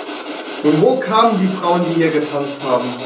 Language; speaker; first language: German; native; German